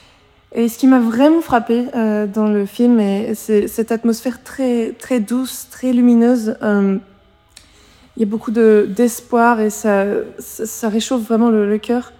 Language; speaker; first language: French; native; French